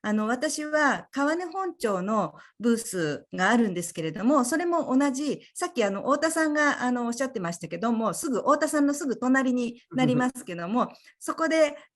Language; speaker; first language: Japanese; native; Japanese